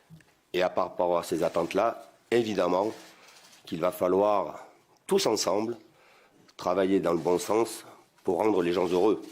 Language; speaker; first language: French; native; French